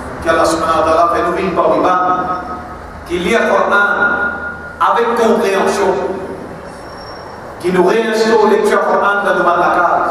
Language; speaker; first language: French; non-native, local second language; Morisyen